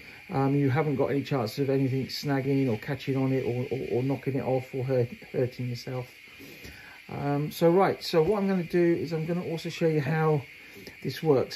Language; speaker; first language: English; native; English